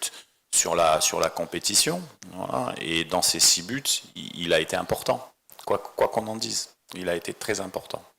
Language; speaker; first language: French; native; French